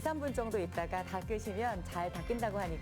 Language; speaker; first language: Korean; native; Korean